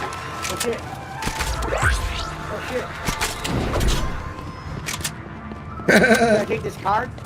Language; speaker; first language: English; native; English